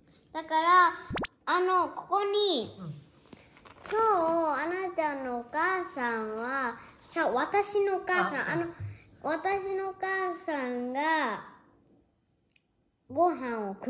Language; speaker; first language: Japanese; early bilingual, heritage; Japanese